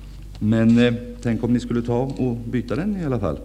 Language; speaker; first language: Swedish; native; Swedish